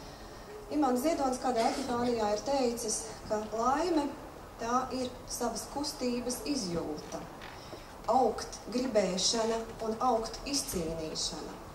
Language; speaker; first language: Latvian; native; Latvian